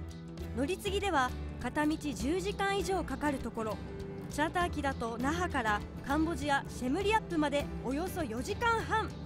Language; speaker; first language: Japanese; native; Japanese